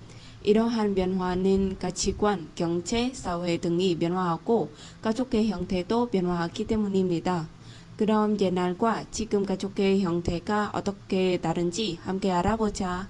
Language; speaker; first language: Korean; non-native, fluent; Vietnamese